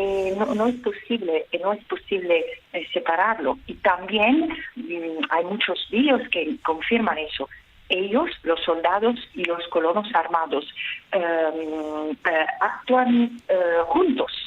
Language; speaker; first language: Spanish; non-native, fluent; Italian